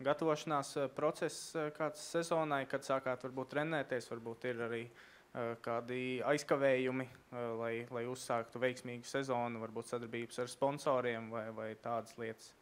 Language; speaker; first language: Latvian; native; Latvian